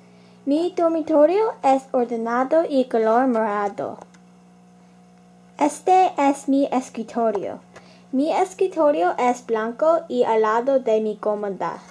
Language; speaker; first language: Spanish; non-native, learner; English